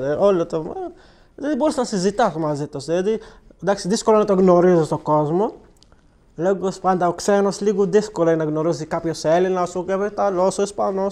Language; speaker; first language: Greek; non-native, learner; Arabic